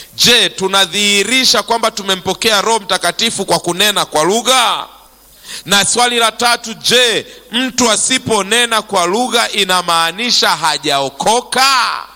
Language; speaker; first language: Swahili; native; Swahili